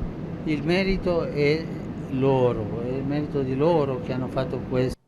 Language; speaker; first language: Italian; non-native, fluent; Spanish